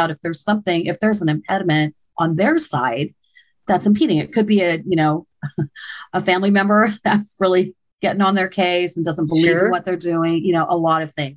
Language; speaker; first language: English; native; English